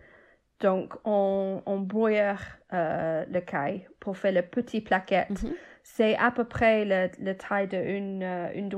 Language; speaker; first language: French; non-native, fluent; English